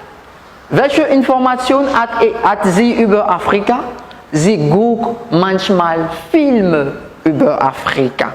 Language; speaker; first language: German; non-native, learner; French